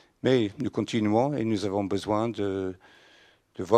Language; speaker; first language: French; non-native, fluent; English